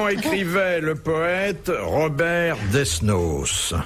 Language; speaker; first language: French; native; French